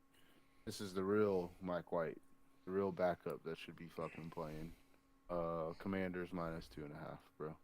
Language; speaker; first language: English; native; English